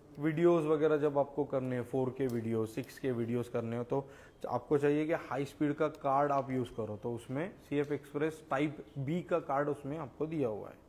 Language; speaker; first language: Hindi; non-native, local second language; Marathi